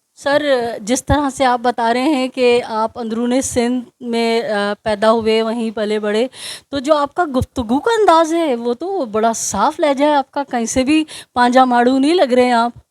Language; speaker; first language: Urdu; native; Urdu